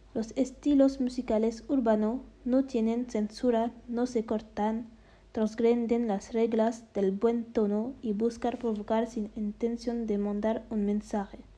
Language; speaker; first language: Spanish; non-native, learner; French